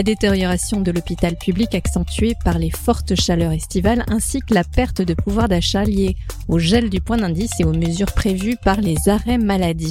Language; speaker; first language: French; native; French